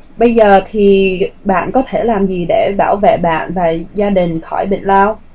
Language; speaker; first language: Vietnamese; early bilingual, heritage; Vietnamese